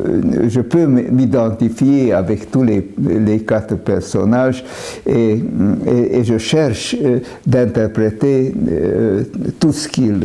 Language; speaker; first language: French; non-native, fluent; Hungarian